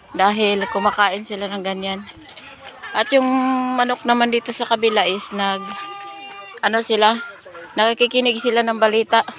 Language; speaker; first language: Filipino; non-native, local second language; Cebuano